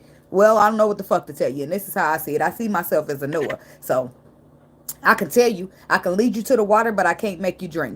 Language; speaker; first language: English; native; English